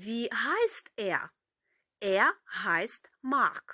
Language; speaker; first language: German; non-native, fluent; Ukrainian